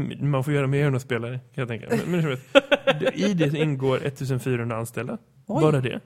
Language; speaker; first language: Swedish; native; Swedish